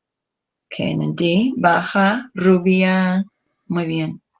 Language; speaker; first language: Spanish; non-native, learner; English